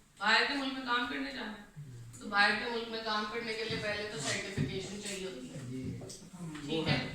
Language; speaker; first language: Urdu; native; Urdu